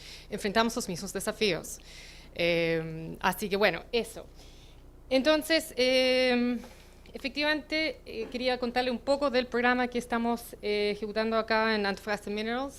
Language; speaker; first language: Spanish; native; Spanish